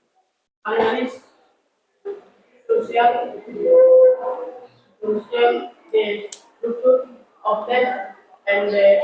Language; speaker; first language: English; non-native, learner; Indonesian